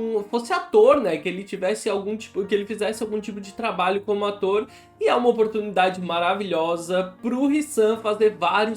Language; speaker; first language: Portuguese; native; Portuguese